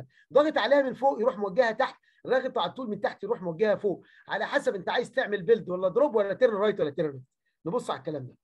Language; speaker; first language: Arabic; native; Arabic